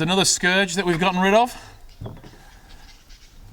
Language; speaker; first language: English; native; English